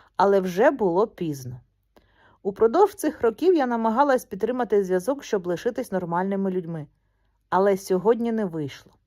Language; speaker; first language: Ukrainian; non-native, local second language; Russian